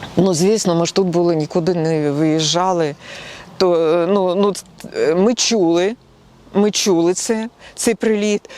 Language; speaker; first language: Ukrainian; non-native, local second language; Russian